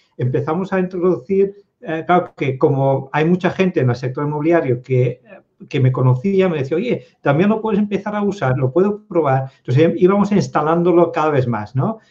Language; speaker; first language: Spanish; non-native, fluent; Dutch